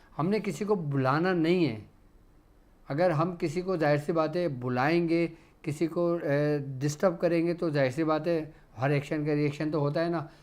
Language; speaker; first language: Urdu; native; Urdu